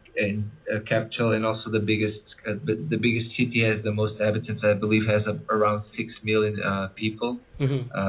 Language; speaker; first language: English; early bilingual, other home language; Portuguese